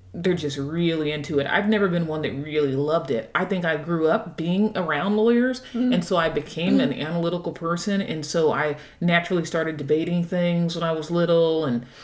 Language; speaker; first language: English; native; English